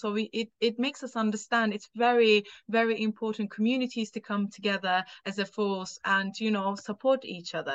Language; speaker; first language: English; non-native, fluent; Turkish